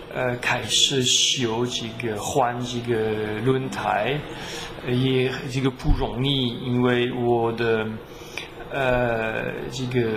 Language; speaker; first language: Chinese; non-native, fluent; French